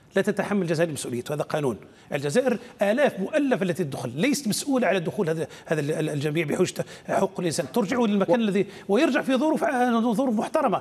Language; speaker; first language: Arabic; native; Arabic